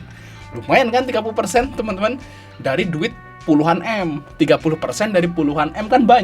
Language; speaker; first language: Indonesian; native; Indonesian